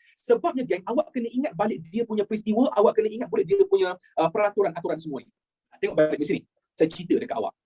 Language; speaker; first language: Malay; native; Malay